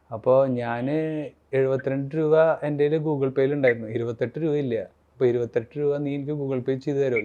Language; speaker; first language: Malayalam; early bilingual, heritage; Malayalam